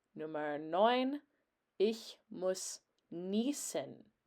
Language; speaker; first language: German; non-native, fluent; English